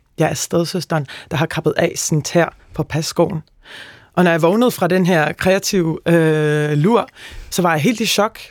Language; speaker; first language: Danish; early bilingual, heritage; Norwegian